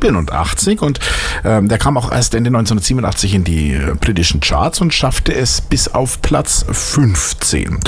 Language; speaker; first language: German; native; German